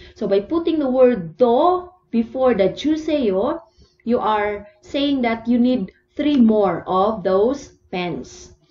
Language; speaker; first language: English; non-native, local second language; Cebuano